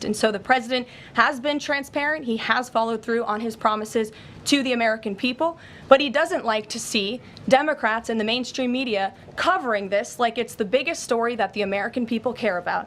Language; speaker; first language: English; native; English